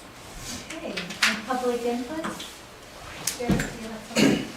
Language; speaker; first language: English; native; English